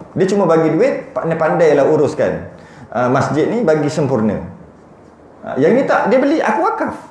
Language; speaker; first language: Malay; native; Malay